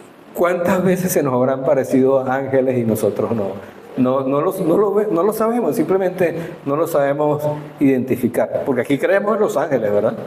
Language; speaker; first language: Spanish; native; Spanish